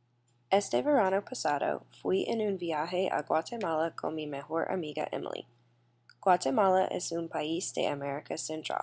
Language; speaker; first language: Spanish; non-native, learner; English